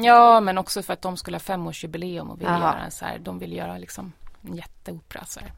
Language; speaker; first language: Swedish; native; Swedish